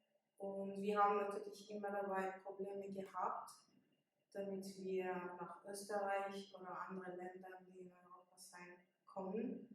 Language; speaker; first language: German; early bilingual, other home language; Persian